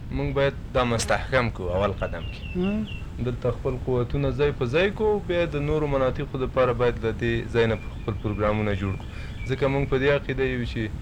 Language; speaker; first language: Pashto; native; Pashto